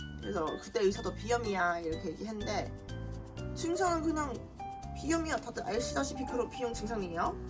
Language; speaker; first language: Korean; non-native, fluent; Chinese